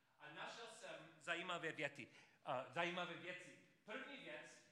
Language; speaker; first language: Czech; non-native, learner; English